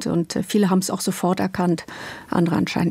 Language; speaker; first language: German; native; German